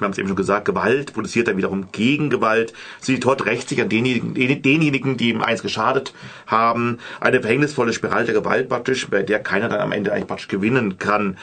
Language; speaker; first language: German; native; German